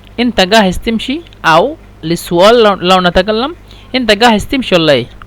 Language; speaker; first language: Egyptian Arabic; non-native, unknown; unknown